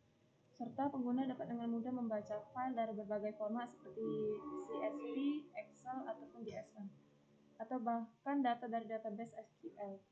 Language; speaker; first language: Indonesian; native; Indonesian